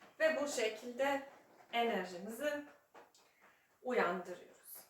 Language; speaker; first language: Turkish; non-native, fluent; Serbian